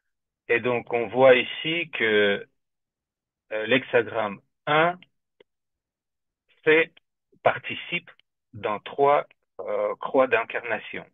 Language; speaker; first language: French; non-native, fluent; Russian